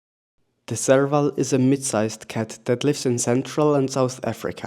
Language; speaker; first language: English; non-native, fluent; German